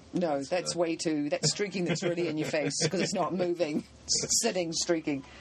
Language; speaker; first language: English; native; English